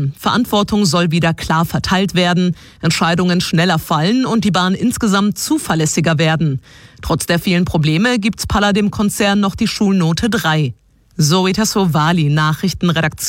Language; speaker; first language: German; native; German